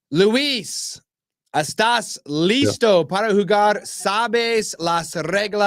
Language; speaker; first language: Spanish; non-native, learner; English